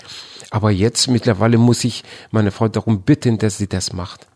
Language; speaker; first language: German; non-native, fluent; Persian